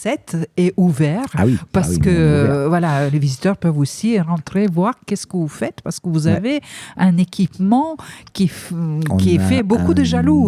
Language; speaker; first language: French; native; French